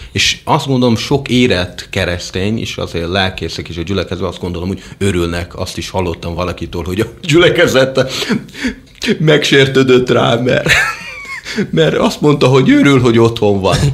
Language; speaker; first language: Hungarian; non-native, fluent; Portuguese